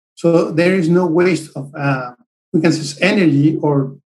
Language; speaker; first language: English; non-native, fluent; Spanish